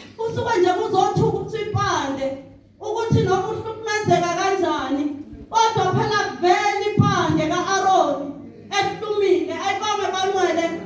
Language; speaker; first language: Zulu; non-native, local second language; Southern Sotho